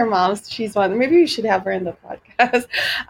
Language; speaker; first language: English; non-native, local second language; Filipino